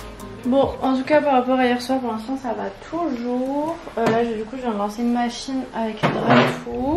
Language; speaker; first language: French; native; French